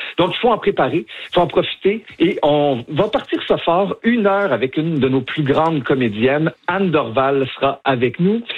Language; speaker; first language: French; native; French